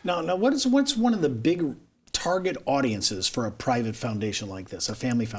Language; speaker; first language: English; native; English